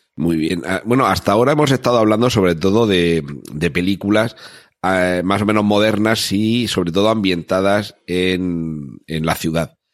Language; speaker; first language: Spanish; native; Spanish